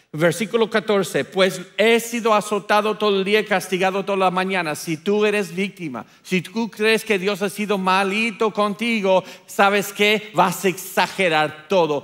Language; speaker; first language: Spanish; non-native, fluent; English